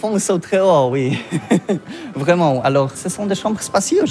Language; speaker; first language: French; non-native, learner; Polish